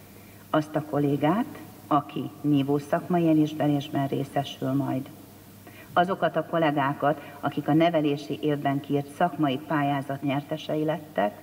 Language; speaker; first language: Hungarian; native; Hungarian